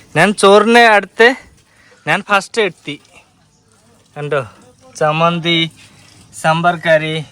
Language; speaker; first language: Malayalam; native; Malayalam